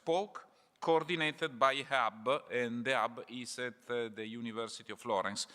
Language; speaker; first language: English; non-native, fluent; Italian